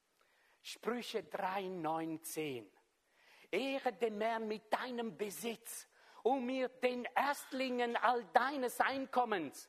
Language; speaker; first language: German; non-native, fluent; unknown